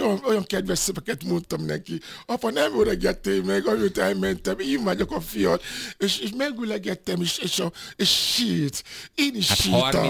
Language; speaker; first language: Hungarian; non-native, fluent; Yoruba